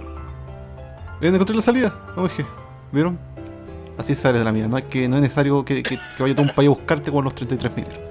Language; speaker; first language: Spanish; native; Spanish